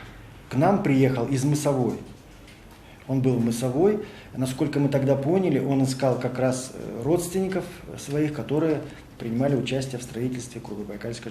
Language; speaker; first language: Russian; native; Russian